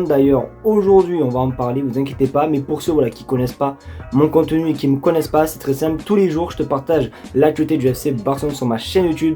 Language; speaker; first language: French; native; French